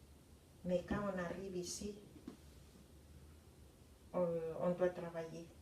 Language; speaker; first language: French; non-native, fluent; Spanish